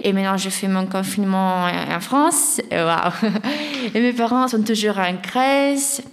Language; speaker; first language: French; non-native, fluent; Greek